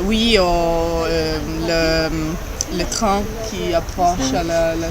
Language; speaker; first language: French; non-native, learner; Italian